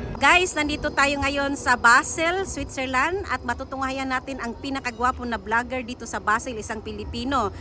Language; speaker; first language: Filipino; non-native, local second language; Cebuano